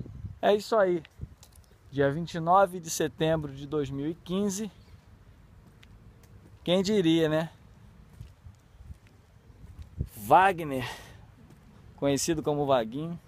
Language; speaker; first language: Portuguese; native; Portuguese